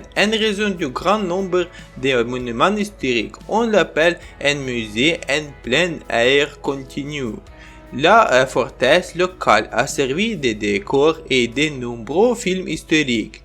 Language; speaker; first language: French; non-native, learner; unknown